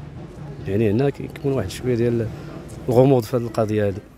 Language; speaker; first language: Arabic; native; Arabic